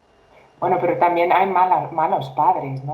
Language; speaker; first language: Spanish; non-native, fluent; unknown